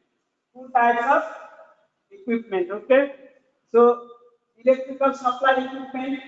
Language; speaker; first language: English; non-native, learner; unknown